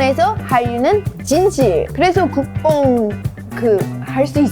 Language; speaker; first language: Korean; non-native, learner; English